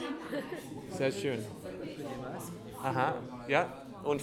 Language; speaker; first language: German; non-native, learner; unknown